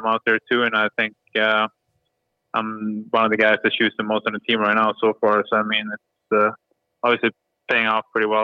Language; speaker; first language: English; non-native, fluent; Swedish